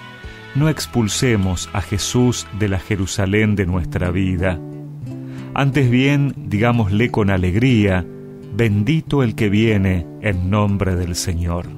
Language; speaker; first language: Spanish; native; Spanish